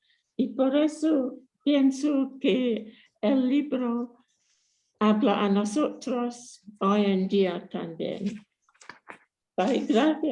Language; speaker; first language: Spanish; non-native, fluent; English